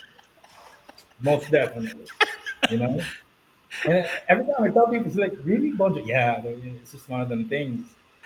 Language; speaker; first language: English; non-native, local second language; Filipino